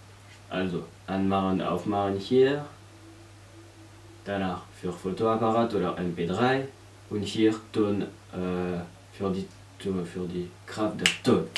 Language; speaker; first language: German; non-native, learner; French